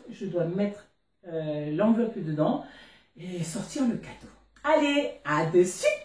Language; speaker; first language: French; native; French